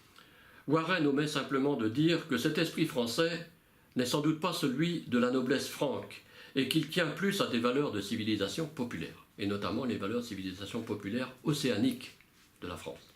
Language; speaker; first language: French; native; French